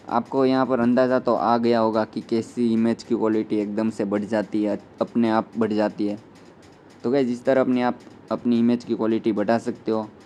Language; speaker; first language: Hindi; non-native, local second language; Gujarati